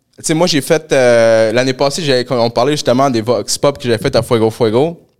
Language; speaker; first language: French; early bilingual, other home language; Spanish